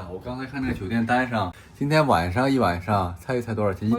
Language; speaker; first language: Chinese; native; Chinese